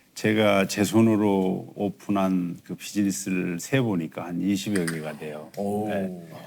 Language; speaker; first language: Korean; native; Korean